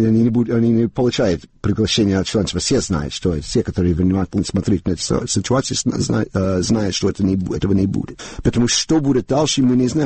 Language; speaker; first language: Russian; non-native, learner; English